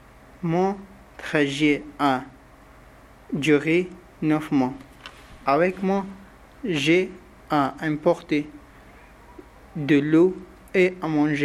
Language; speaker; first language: French; non-native, learner; Pashto